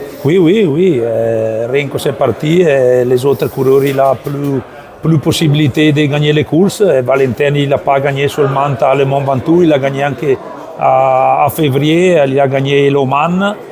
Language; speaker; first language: French; non-native, learner; Italian